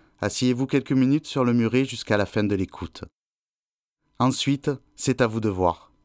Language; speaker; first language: French; native; French